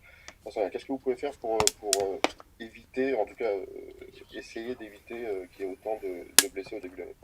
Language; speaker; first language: French; native; French